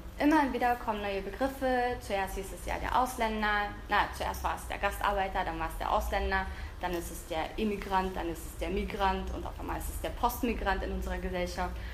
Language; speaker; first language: German; early bilingual, other home language; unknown